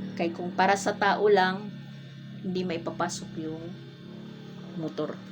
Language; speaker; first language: Filipino; non-native, local second language; Waray